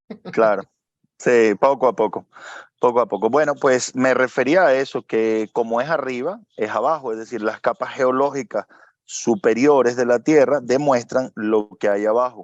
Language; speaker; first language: Spanish; native; Spanish